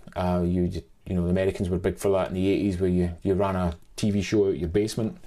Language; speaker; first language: English; native; English